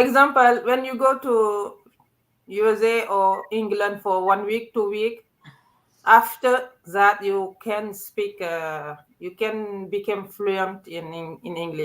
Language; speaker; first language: English; non-native, learner; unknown